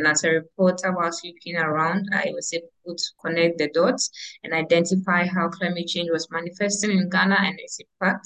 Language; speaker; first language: English; non-native, local second language; Ewe